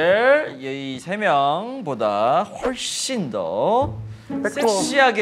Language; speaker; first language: Korean; native; Korean